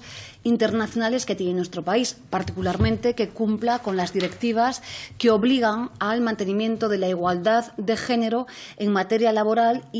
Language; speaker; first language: Spanish; native; Spanish